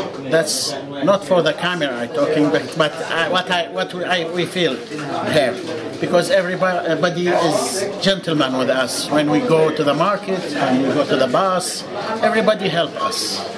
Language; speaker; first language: English; non-native, learner; Arabic